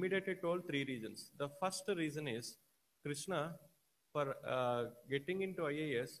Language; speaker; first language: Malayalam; non-native, learner; Telugu